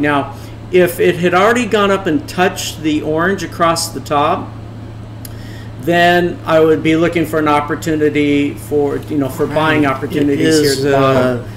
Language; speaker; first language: English; native; English